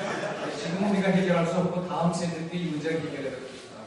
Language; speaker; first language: Korean; native; Korean